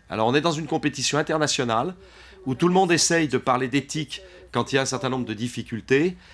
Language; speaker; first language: French; native; French